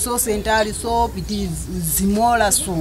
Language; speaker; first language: Portuguese; non-native, learner; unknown